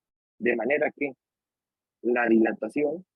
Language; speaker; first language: Spanish; native; Spanish